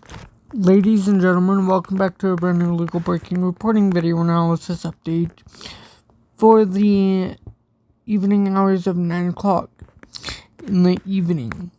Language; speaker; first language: English; native; English